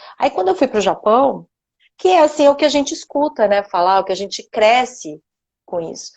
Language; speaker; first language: Portuguese; non-native, local second language; Japanese